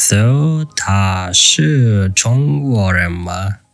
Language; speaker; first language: Chinese; non-native, learner; English